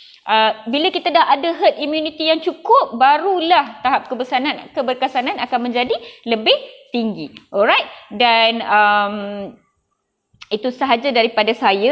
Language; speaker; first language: Malay; non-native, local second language; Tamil